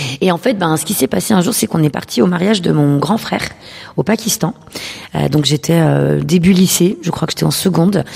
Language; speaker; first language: French; early bilingual, other home language; Urdu